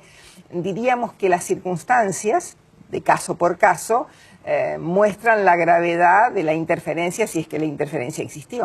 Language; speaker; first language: Spanish; native; Spanish